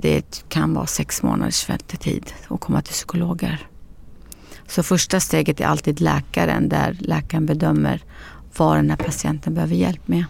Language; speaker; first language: Swedish; early bilingual, other home language; Arabic